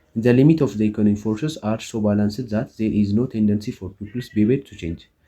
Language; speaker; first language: English; non-native, local second language; Amharic